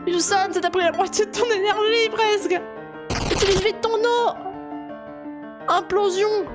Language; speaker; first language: French; native; French